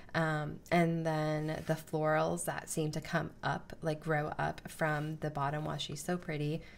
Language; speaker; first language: English; native; English